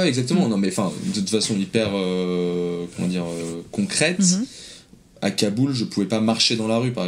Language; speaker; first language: French; native; French